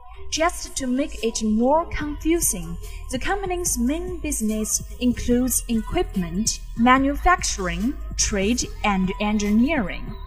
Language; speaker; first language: English; non-native, fluent; Chinese